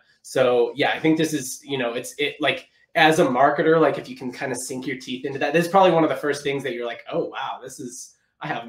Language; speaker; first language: English; native; English